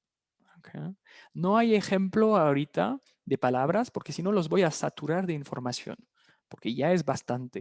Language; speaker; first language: Spanish; non-native, fluent; French